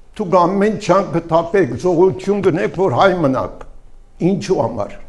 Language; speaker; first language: Armenian; early bilingual, heritage; Armenian